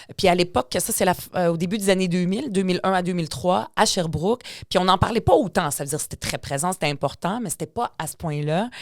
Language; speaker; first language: French; early bilingual, other home language; Arabic